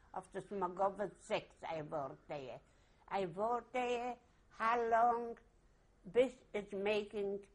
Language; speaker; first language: English; non-native, learner; Yiddish